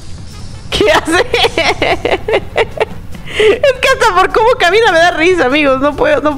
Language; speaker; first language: Spanish; native; Spanish